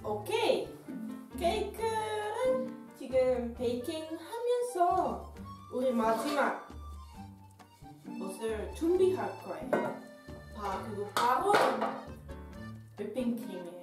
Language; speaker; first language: Korean; non-native, learner; Dutch